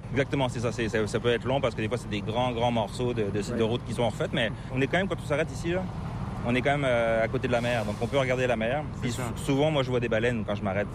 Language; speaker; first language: French; native; French